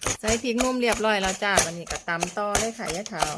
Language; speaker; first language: Thai; non-native, local second language; Northeastern Thai